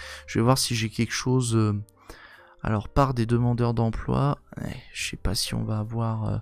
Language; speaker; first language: French; native; French